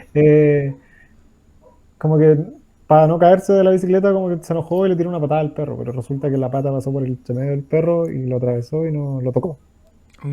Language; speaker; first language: Spanish; native; Spanish